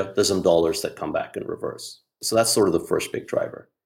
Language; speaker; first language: English; non-native, local second language; Hindi